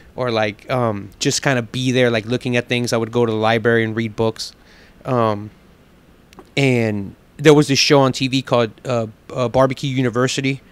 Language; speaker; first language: English; native; English